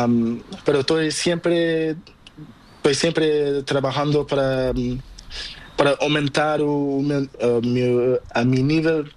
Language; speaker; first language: Spanish; non-native, learner; Portuguese